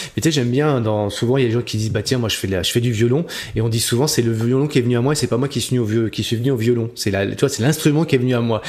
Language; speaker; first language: French; native; French